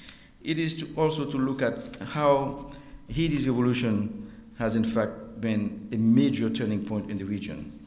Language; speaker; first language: English; non-native, fluent; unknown